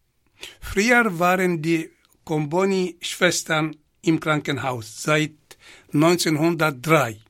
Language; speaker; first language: German; non-native, fluent; Arabic